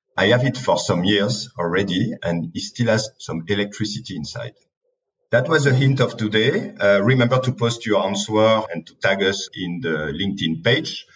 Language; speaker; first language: English; non-native, fluent; French